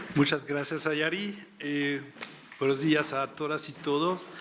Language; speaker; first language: Spanish; non-native, learner; French